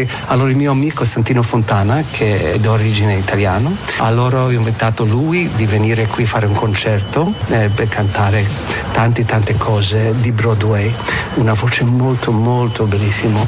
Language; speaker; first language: Italian; non-native, learner; English